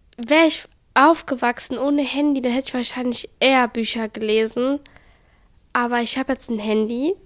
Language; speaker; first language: German; early bilingual, other home language; Arabic